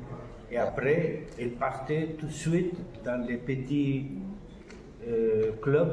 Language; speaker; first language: French; non-native, learner; Spanish